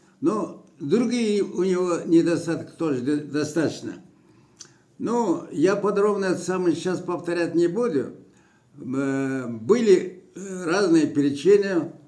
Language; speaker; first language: Russian; non-native, local second language; Kyrgyz